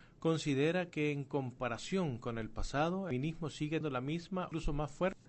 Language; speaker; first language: Spanish; native; Spanish